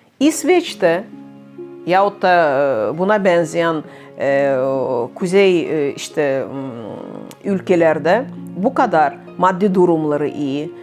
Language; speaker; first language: Turkish; non-native, fluent; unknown